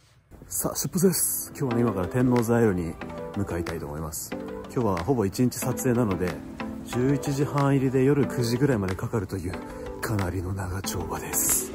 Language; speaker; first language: Japanese; native; Japanese